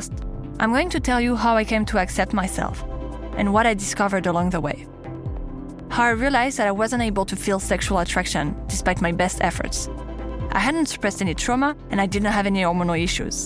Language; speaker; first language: English; non-native, fluent; French